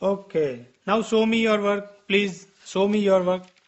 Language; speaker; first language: English; non-native, local second language; Gujarati